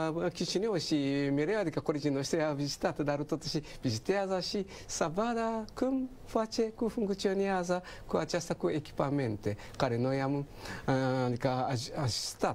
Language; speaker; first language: Romanian; non-native, learner; Japanese